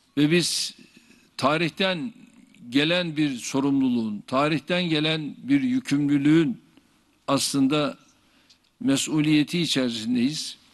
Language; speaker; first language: Turkish; native; Turkish